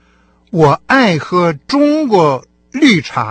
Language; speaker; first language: Chinese; non-native, fluent; Russian